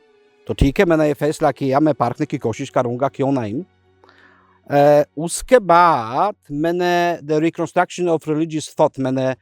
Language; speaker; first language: Hindi; non-native, fluent; Polish